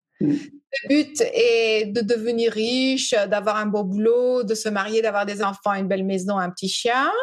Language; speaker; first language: French; early bilingual, other home language; English